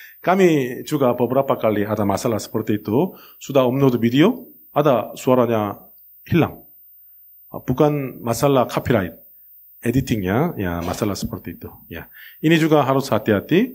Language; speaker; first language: Indonesian; non-native, learner; Korean